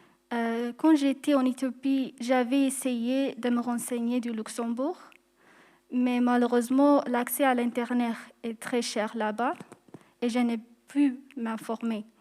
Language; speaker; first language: French; non-native, fluent; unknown